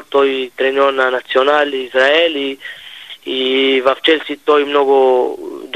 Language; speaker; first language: Bulgarian; non-native, learner; Hebrew